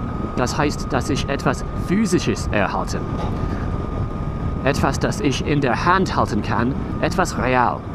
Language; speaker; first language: German; non-native, fluent; English